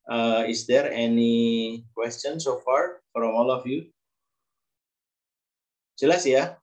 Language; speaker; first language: English; non-native, learner; Indonesian